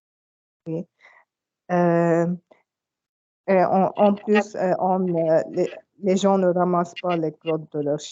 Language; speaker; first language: French; non-native, learner; Arabic